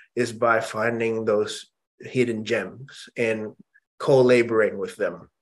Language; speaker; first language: English; early bilingual, other home language; Indonesian